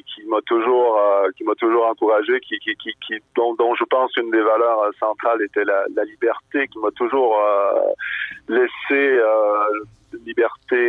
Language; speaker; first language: French; native; French